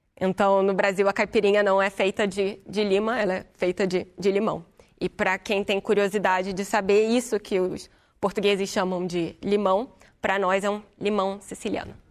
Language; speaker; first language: Portuguese; native; Portuguese